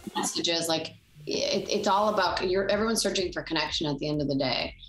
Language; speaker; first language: English; native; English